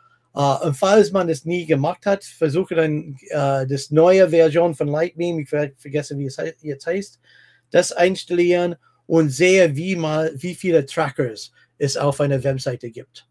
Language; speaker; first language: German; non-native, fluent; English